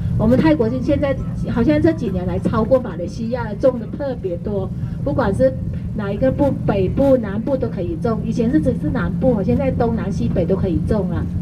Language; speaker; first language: Chinese; non-native, fluent; Thai